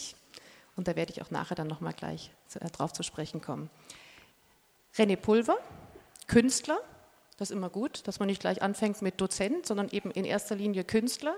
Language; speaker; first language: German; native; German